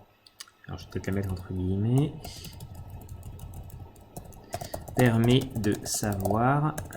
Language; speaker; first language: French; native; French